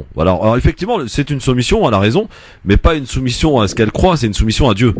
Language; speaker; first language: French; native; French